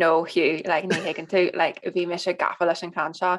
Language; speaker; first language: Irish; non-native, local second language; English